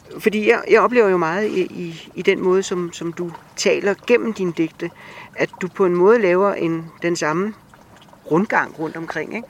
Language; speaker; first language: Danish; native; Danish